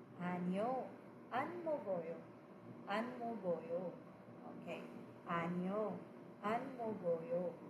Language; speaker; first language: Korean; non-native, fluent; Cebuano